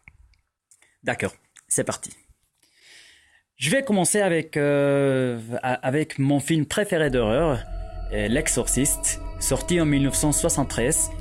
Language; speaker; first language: French; non-native, fluent; Spanish